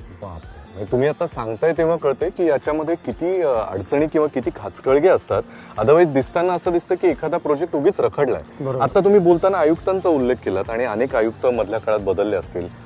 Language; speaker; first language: Marathi; native; Marathi